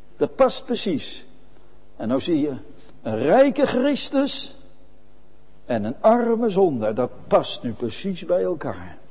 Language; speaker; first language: Dutch; native; Dutch